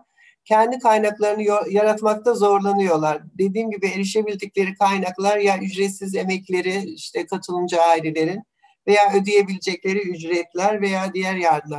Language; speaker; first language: Turkish; native; Turkish